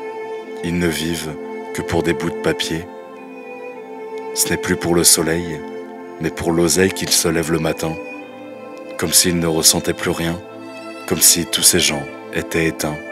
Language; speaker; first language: French; native; French